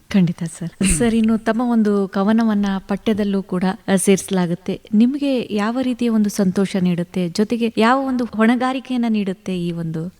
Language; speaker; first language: Kannada; native; Kannada